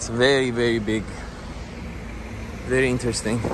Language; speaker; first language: English; non-native, fluent; Persian